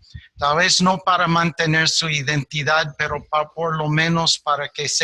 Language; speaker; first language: Spanish; non-native, fluent; English